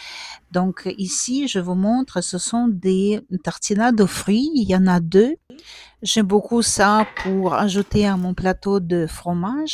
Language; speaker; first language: French; non-native, fluent; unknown